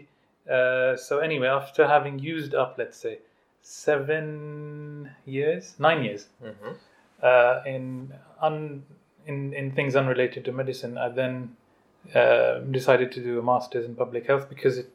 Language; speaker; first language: English; non-native, local second language; Urdu